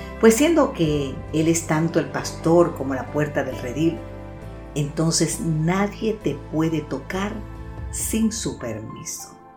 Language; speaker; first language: Spanish; native; Spanish